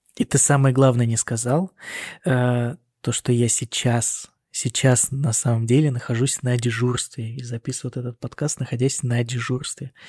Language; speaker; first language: Russian; native; Russian